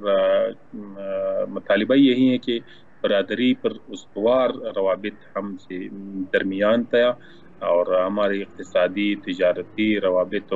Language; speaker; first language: Hindi; non-native, learner; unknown